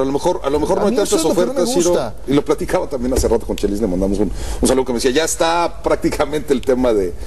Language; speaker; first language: Spanish; native; Spanish